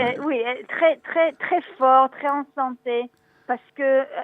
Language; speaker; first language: French; non-native, learner; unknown